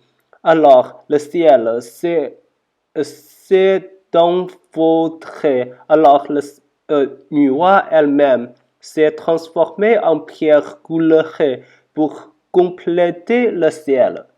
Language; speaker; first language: French; non-native, learner; Chinese